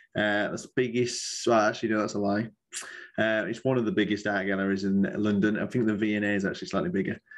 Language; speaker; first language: English; native; English